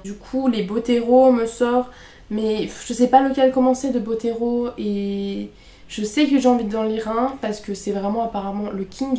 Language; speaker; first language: French; native; French